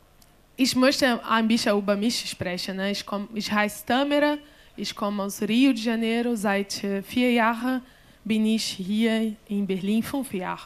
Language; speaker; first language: German; non-native, learner; Portuguese